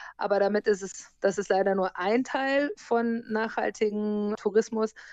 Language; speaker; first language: German; native; German